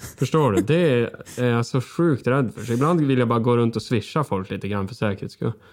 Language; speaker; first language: Swedish; native; Swedish